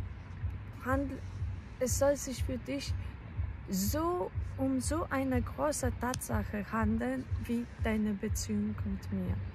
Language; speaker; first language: German; non-native, fluent; Polish